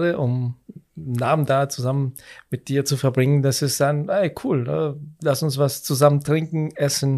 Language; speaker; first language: German; non-native, fluent; Spanish